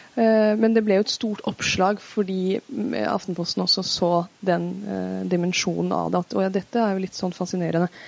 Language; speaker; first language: Norwegian; early bilingual, other home language; Persian